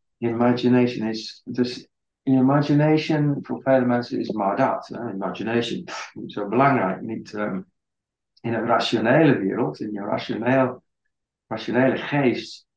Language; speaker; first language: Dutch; non-native, fluent; English